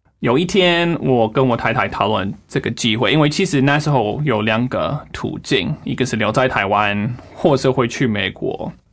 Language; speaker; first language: Chinese; non-native, fluent; English